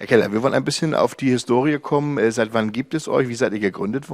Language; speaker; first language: German; native; German